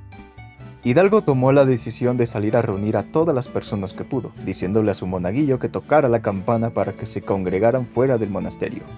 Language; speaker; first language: Spanish; native; Spanish